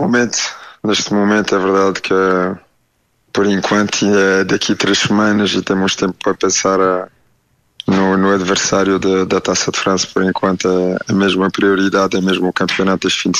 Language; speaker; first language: Portuguese; early bilingual, heritage; French